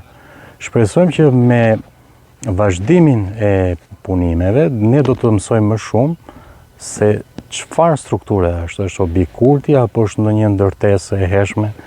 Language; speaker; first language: Albanian; native; Albanian